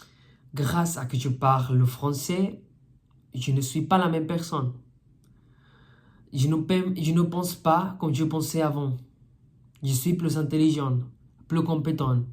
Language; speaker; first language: French; non-native, fluent; Spanish